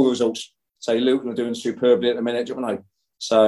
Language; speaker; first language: English; native; English